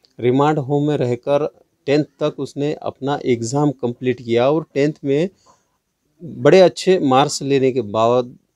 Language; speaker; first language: Hindi; non-native, local second language; Marathi